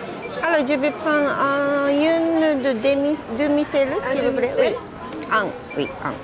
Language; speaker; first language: French; non-native, learner; Japanese